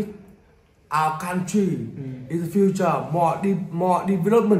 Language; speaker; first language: English; non-native, learner; Vietnamese